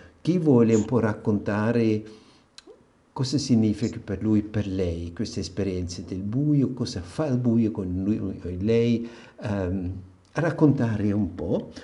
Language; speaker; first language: Italian; non-native, fluent; German